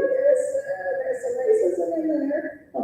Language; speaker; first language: English; native; English